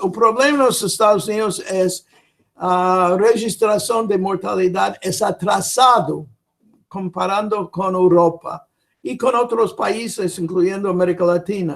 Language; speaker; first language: Spanish; non-native, fluent; English